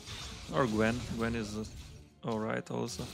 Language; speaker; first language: English; non-native, fluent; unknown